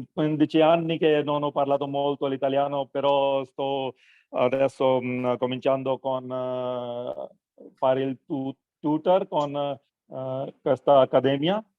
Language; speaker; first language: Italian; non-native, learner; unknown